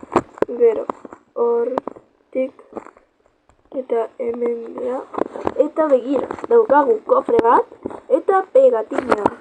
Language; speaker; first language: Basque; non-native, local second language; Spanish